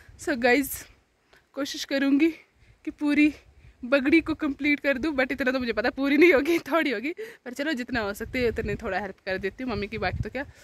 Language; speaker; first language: Hindi; non-native, local second language; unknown